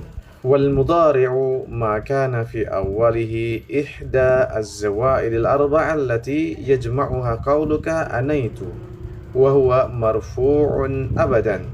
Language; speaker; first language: Arabic; non-native, fluent; Indonesian